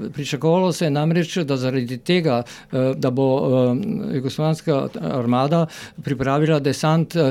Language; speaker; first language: Slovenian; native; Slovenian